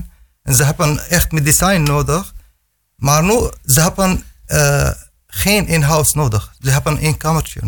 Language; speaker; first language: Dutch; non-native, learner; Arabic